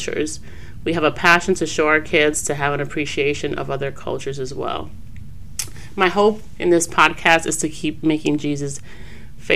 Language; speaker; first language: English; native; English